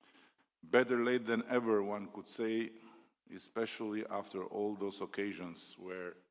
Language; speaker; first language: English; non-native, local second language; Albanian